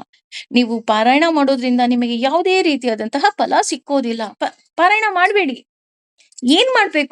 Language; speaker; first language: Kannada; native; Kannada